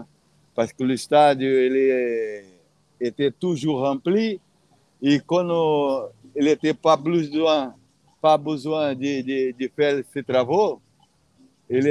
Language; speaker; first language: French; non-native, fluent; Portuguese